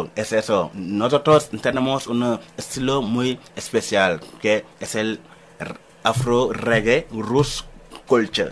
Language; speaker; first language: Spanish; non-native, learner; Wolof